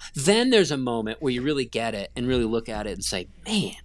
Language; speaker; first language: English; native; English